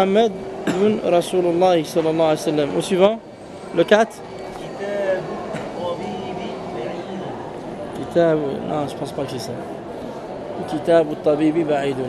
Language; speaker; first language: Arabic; non-native, fluent; French